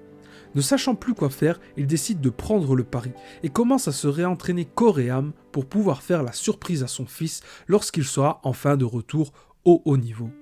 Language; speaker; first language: French; native; French